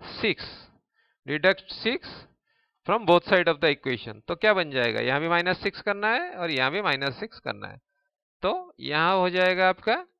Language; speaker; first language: Hindi; native; Hindi